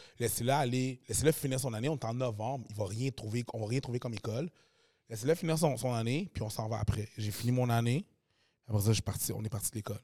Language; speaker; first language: French; native; French